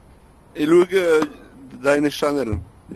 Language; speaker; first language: German; non-native, learner; French